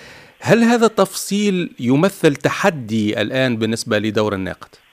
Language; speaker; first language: Arabic; native; Arabic